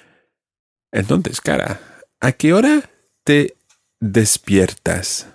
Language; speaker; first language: Spanish; non-native, fluent; English